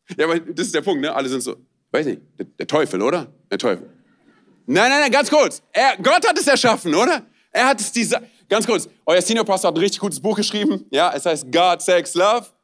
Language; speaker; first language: German; non-native, fluent; Romanian